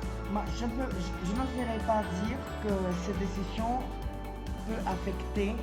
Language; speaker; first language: French; non-native, fluent; Spanish